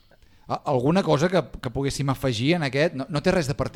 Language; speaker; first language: Catalan; native; Catalan